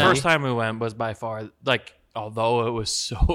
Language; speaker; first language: English; native; English